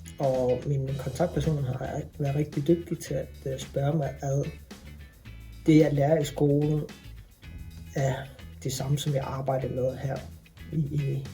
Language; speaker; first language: Danish; non-native, local second language; Kalaallisut